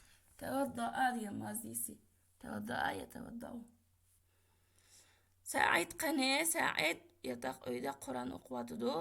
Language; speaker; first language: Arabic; non-native, fluent; Uyghur